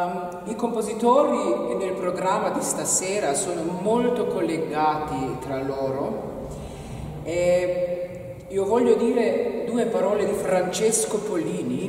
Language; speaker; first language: Italian; non-native, fluent; Slovenian